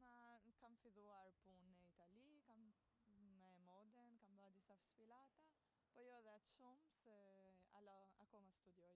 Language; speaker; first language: Albanian; early bilingual, heritage; Albanian